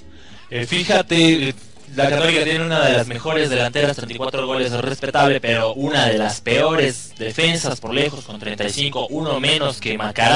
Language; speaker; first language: Spanish; native; Spanish